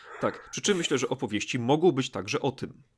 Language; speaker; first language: Polish; native; Polish